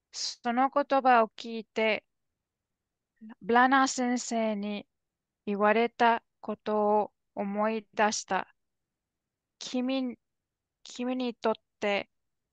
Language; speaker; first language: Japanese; non-native, learner; English